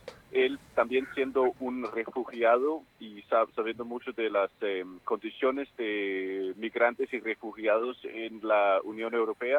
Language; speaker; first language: Spanish; non-native, fluent; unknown